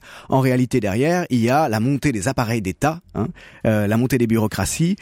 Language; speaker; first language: French; native; French